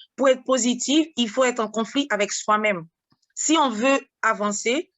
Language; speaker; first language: French; non-native, local second language; Haitian Creole